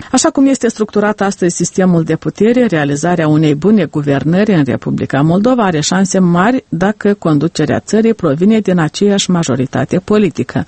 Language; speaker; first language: Romanian; native; Romanian